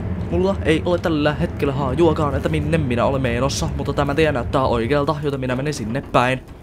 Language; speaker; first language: Finnish; native; Finnish